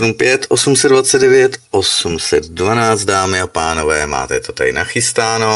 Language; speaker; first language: Czech; native; Czech